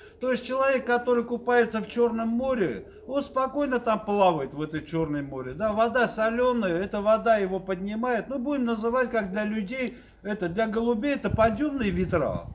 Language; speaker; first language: Russian; non-native, local second language; Armenian